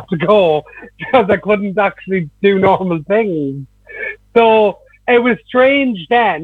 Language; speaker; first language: English; native; English